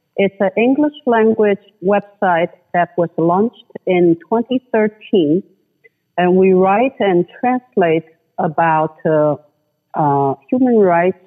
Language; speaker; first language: English; non-native, fluent; Chinese